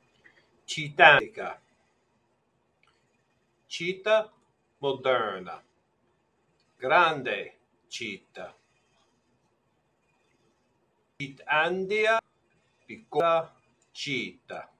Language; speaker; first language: Italian; non-native, learner; English